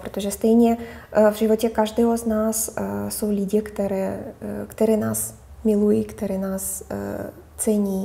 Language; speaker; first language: Czech; non-native, fluent; Russian